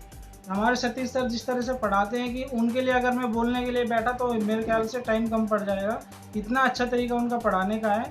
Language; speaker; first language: Hindi; native; Hindi